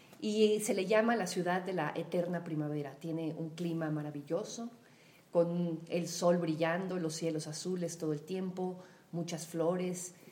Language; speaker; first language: Spanish; native; Spanish